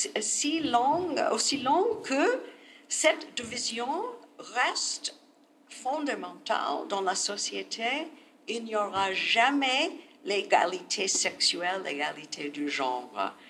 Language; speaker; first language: French; non-native, learner; English